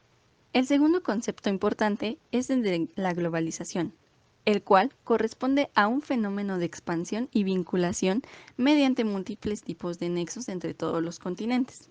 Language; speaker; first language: Spanish; native; Spanish